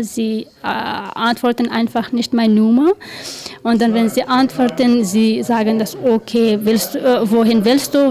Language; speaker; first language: German; non-native, learner; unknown